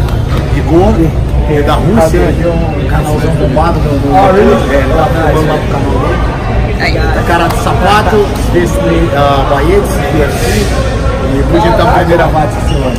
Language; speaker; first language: Russian; non-native, learner; Portuguese